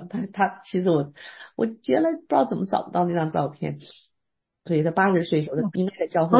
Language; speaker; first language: Chinese; native; Chinese